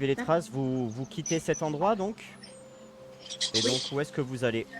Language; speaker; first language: French; native; French